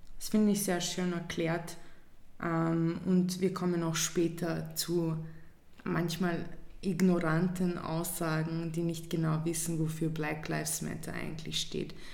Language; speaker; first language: German; early bilingual, other home language; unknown